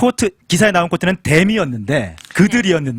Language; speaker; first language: Korean; native; Korean